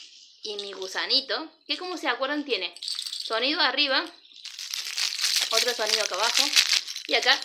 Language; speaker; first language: Spanish; native; Spanish